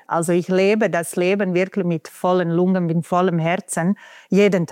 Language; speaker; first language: German; non-native, fluent; Bosnian